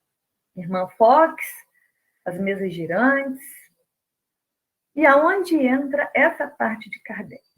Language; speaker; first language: Portuguese; native; Portuguese